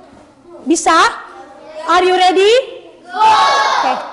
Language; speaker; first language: English; non-native, learner; Indonesian